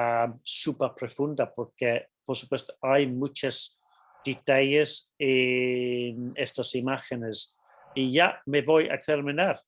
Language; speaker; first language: Spanish; non-native, fluent; English